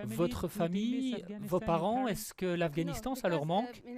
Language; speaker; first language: French; native; French